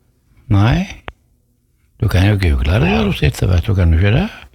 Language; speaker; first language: Norwegian; native; Norwegian